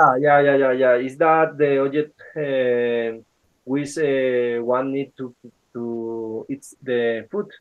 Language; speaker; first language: English; non-native, learner; Spanish